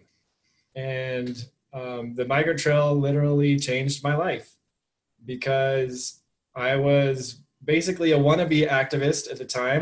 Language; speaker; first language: English; native; English